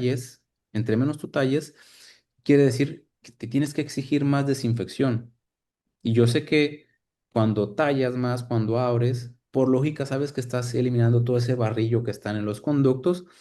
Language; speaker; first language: Spanish; native; Spanish